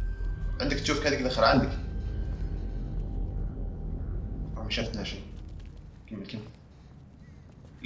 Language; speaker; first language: Arabic; native; Arabic